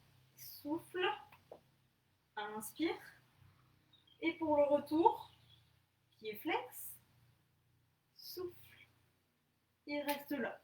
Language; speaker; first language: French; native; French